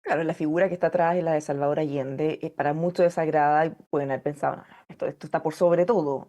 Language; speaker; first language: Spanish; native; Spanish